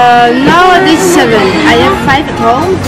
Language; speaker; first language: English; non-native, learner; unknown